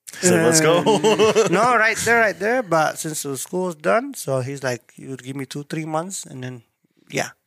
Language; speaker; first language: English; non-native, fluent; Tigrinya